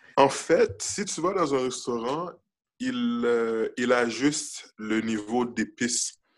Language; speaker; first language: French; early bilingual, other home language; Haitian Creole